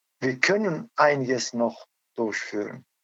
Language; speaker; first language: German; non-native, learner; Turkish